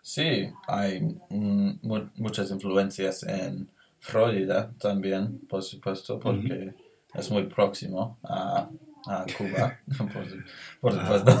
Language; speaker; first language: Spanish; non-native, learner; English